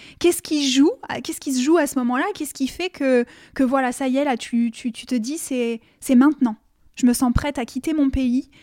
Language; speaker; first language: French; native; French